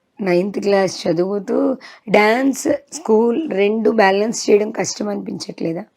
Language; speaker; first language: Telugu; native; Telugu